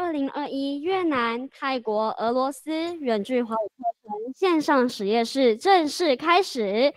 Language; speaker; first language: Chinese; native; Chinese